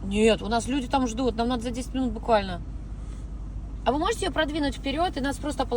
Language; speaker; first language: Russian; native; Russian